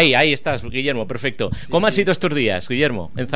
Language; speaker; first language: Spanish; native; Spanish